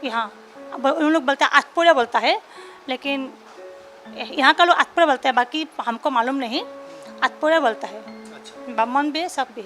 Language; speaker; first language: Hindi; non-native, local second language; Assamese